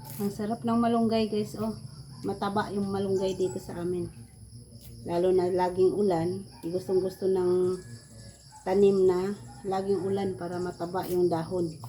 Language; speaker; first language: Filipino; native; Filipino